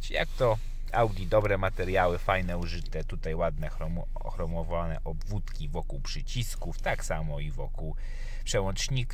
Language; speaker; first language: Polish; native; Polish